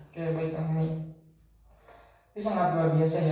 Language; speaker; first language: Indonesian; native; Indonesian